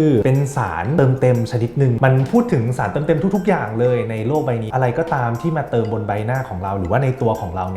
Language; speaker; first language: Thai; native; Thai